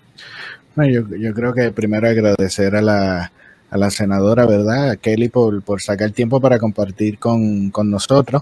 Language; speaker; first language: Spanish; native; Spanish